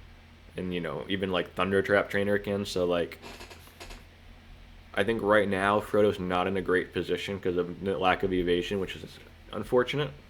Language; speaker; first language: English; native; English